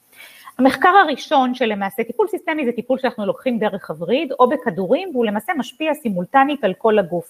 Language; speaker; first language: Hebrew; native; Hebrew